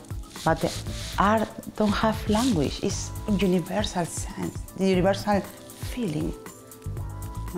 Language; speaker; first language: English; non-native, learner; Spanish